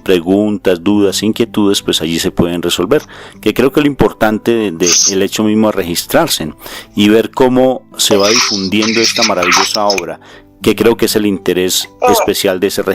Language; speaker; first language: Spanish; native; Spanish